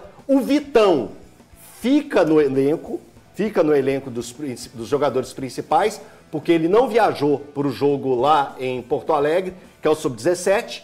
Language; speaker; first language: Portuguese; native; Portuguese